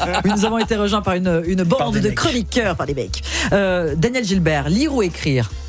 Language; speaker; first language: French; native; French